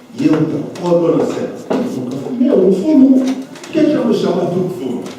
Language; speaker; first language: Portuguese; non-native, fluent; Lingala